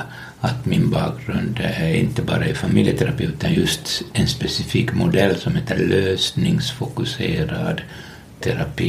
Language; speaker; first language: Swedish; non-native, local second language; Finnish